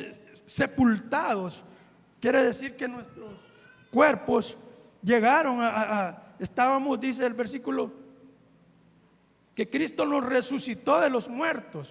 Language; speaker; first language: Spanish; native; Spanish